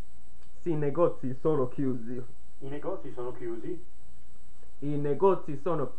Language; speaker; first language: Italian; non-native, learner; English